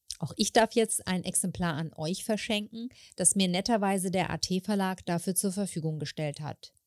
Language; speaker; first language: German; native; German